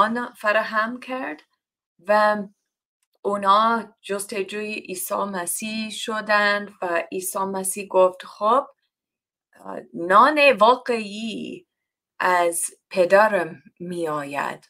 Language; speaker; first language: Persian; non-native, learner; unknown